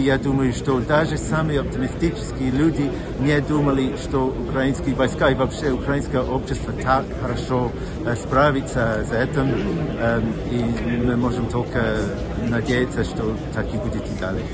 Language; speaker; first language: Russian; non-native, fluent; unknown